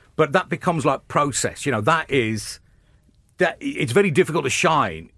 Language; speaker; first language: English; native; English